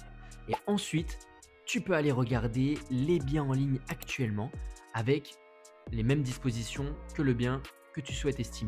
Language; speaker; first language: French; native; French